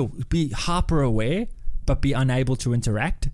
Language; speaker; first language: English; native; English